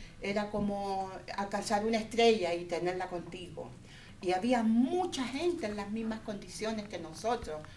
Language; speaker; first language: Spanish; native; Spanish